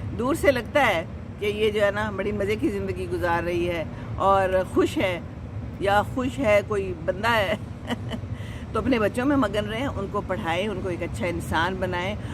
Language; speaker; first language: Urdu; non-native, local second language; Pashto